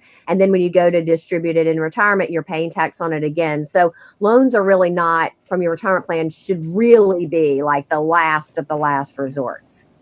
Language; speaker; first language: English; native; English